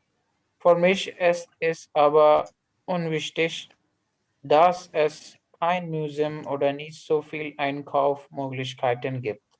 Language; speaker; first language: German; non-native, learner; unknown